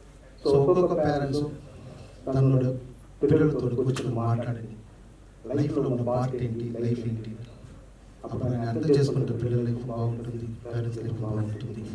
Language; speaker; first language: Telugu; non-native, learner; Tamil